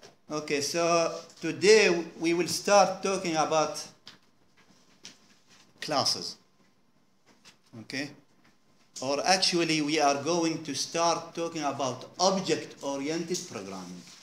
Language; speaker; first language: English; non-native, fluent; Arabic